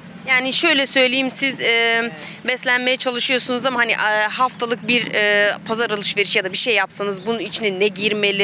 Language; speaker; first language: Turkish; native; Turkish